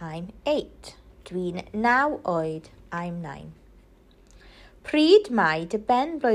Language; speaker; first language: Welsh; non-native, local second language; English